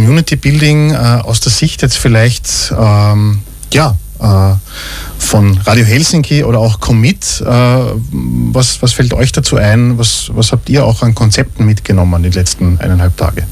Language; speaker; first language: German; native; German